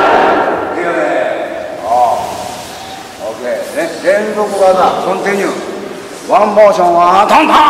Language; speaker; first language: English; non-native, learner; Japanese